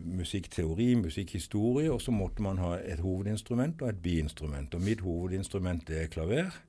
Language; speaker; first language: Norwegian; native; Norwegian